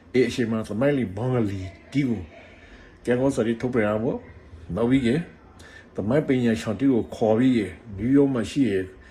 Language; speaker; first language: Burmese; native; Burmese